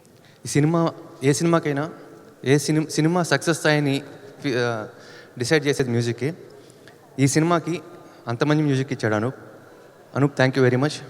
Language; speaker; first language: Telugu; native; Telugu